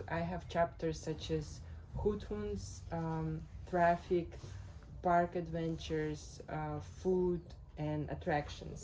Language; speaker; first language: English; non-native, fluent; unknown